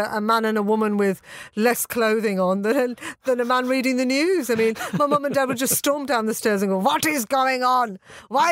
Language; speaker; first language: English; native; English